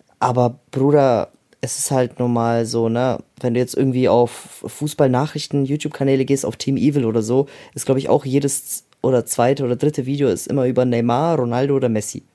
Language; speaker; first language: German; early bilingual, other home language; Russian